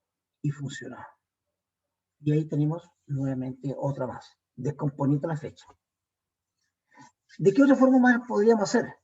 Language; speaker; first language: Spanish; native; Spanish